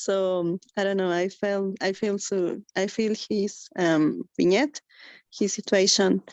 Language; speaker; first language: English; non-native, learner; Spanish